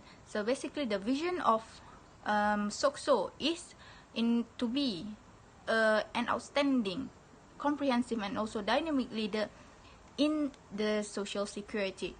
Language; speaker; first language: English; non-native, local second language; Malay